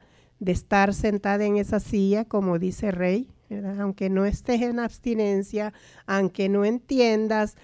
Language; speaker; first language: Spanish; native; Spanish